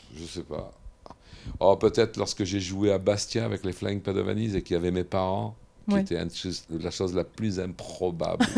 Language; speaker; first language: French; native; French